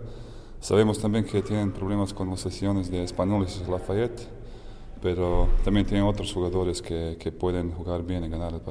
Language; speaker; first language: Spanish; non-native, fluent; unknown